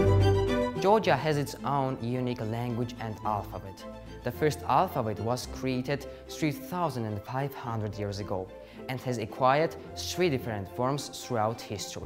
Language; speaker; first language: English; non-native, learner; Georgian